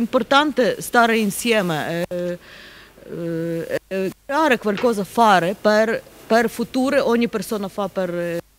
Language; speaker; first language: Italian; non-native, learner; Ukrainian